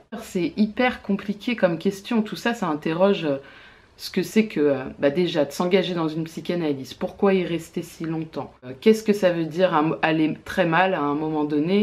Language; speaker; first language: French; native; French